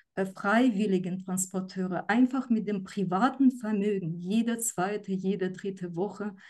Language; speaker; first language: German; non-native, fluent; Ukrainian